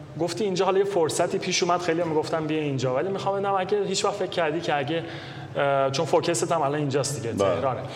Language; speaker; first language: Persian; native; Persian